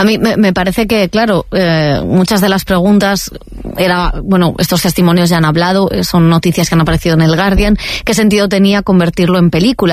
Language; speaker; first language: Spanish; native; Spanish